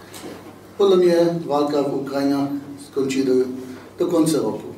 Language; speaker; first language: Czech; non-native, fluent; Hebrew